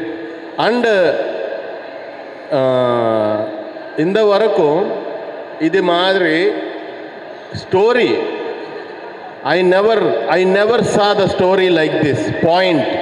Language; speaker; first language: Tamil; non-native, learner; Telugu